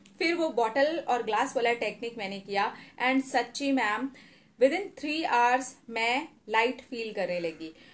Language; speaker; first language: Hindi; native; Hindi